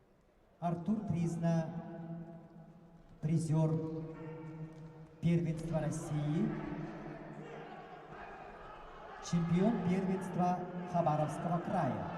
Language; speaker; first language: Russian; native; Russian